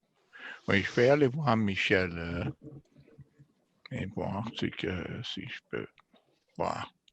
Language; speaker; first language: French; non-native, fluent; English